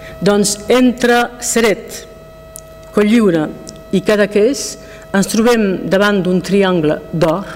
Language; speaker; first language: Catalan; non-native, local second language; French